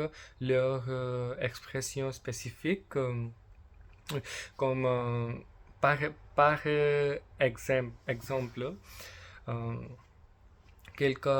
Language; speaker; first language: French; non-native, learner; English